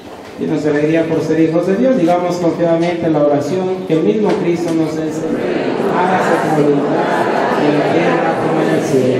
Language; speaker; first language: Spanish; native; Spanish